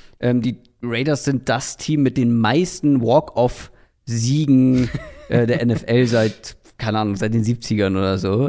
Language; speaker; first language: German; native; German